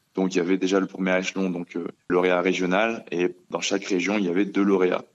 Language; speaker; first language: French; native; French